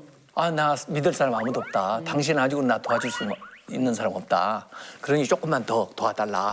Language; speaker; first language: Korean; native; Korean